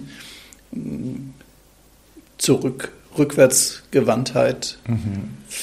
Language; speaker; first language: German; native; German